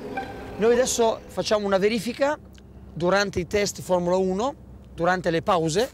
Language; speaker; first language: Italian; native; Italian